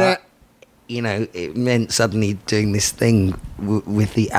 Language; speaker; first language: English; native; English